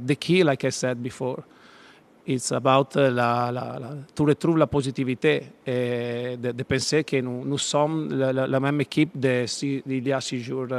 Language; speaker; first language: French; non-native, fluent; Italian